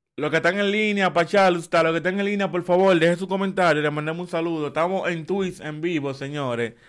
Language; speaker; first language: Spanish; native; Spanish